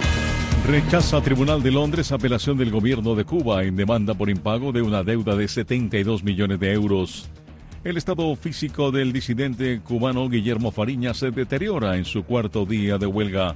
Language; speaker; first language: Spanish; native; Spanish